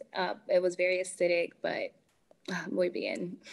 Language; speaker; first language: English; native; English